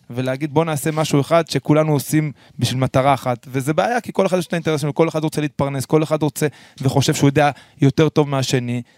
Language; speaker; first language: Hebrew; early bilingual, other home language; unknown